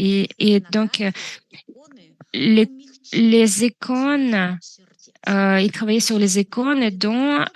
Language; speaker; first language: French; non-native, fluent; Russian